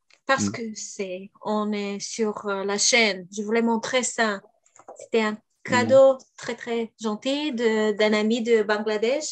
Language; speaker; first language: French; non-native, fluent; Bulgarian